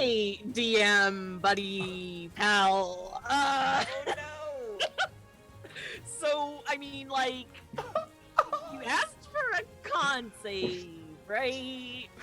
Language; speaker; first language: English; native; English